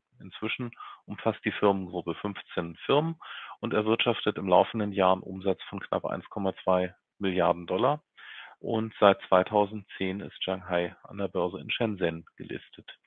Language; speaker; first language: German; native; German